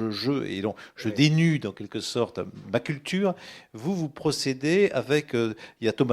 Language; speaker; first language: French; native; French